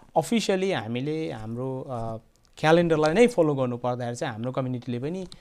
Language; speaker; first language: Nepali; non-native, local second language; Eastern Tamang